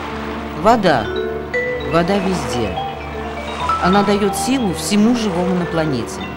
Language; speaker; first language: Russian; native; Russian